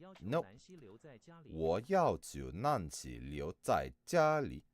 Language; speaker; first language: Chinese; non-native, learner; English